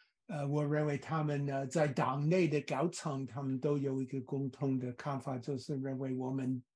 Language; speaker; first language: Chinese; non-native, fluent; English